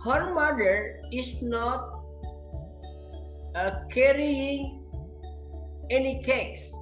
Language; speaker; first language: English; non-native, learner; Indonesian